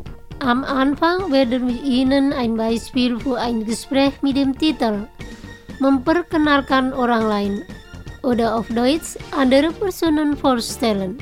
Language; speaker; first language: German; non-native, learner; Indonesian